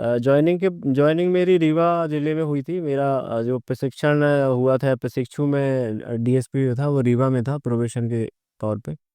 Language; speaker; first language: Hindi; native; Hindi